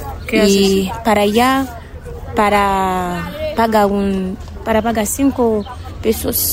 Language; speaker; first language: Spanish; non-native, learner; Haitian Creole